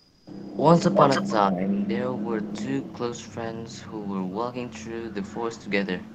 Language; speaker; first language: English; non-native, learner; Indonesian